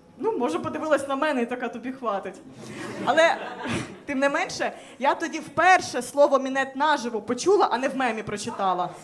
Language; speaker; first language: Ukrainian; native; Ukrainian